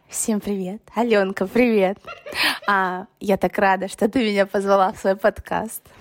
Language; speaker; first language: Russian; early bilingual, other home language; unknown